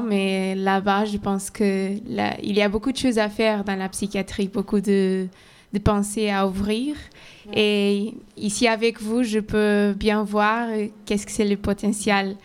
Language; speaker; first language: French; non-native, fluent; Portuguese